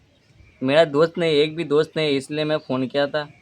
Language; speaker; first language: Hindi; non-native, local second language; Bangla